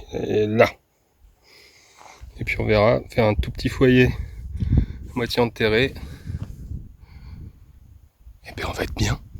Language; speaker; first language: French; native; French